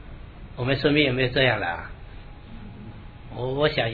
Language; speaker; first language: Chinese; native; Chinese